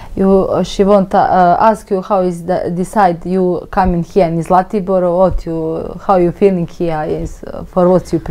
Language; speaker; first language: English; non-native, learner; Serbian